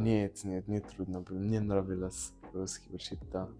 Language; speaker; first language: Russian; non-native, learner; Nyanja